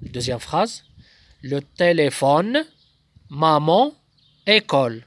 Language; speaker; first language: French; non-native, local second language; Arabic